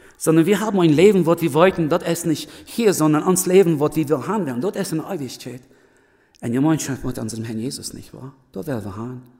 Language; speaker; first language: German; early bilingual, other home language; Plautdietsch